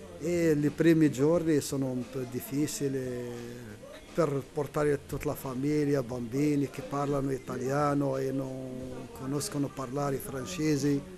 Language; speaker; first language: Italian; non-native, learner; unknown